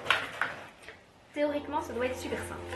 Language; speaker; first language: French; native; French